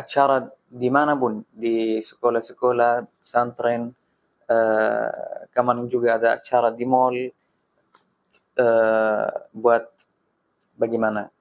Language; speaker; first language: Indonesian; non-native, fluent; Arabic